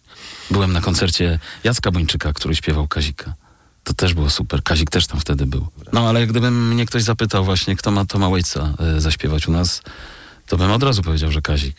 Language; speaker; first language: Polish; native; Polish